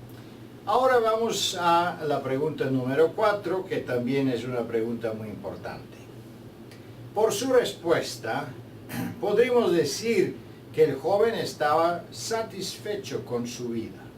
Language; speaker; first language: Spanish; non-native, fluent; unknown